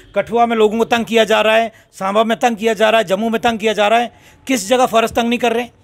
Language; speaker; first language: Hindi; native; Hindi